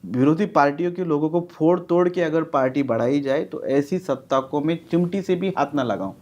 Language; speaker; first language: Hindi; non-native, local second language; Marathi